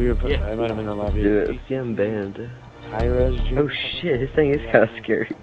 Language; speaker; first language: English; native; English